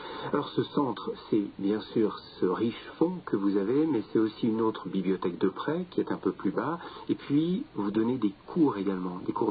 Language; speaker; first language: French; native; French